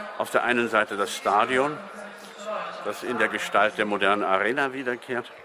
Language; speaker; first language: German; native; German